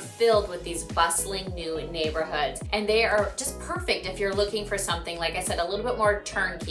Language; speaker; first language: English; native; English